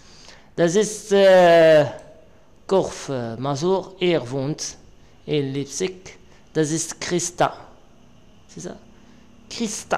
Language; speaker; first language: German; non-native, learner; Arabic